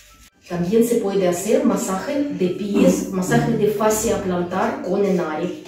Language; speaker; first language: Spanish; non-native, fluent; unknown